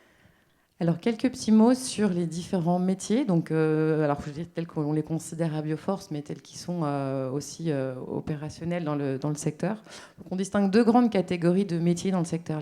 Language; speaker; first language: French; native; French